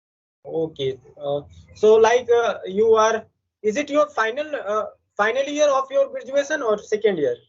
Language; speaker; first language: English; non-native, local second language; Hindi